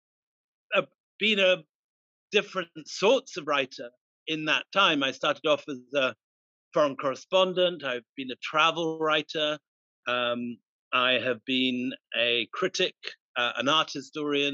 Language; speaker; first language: English; native; English